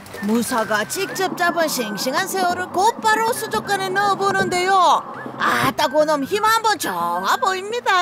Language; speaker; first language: Korean; native; Korean